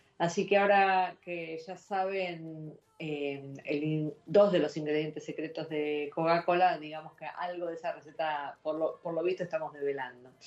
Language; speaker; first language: Spanish; native; Spanish